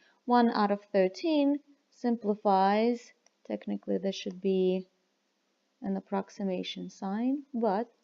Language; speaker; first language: English; non-native, fluent; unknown